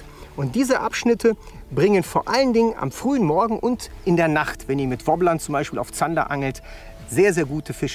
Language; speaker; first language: German; native; German